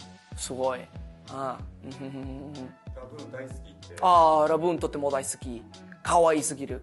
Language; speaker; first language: Japanese; non-native, learner; Spanish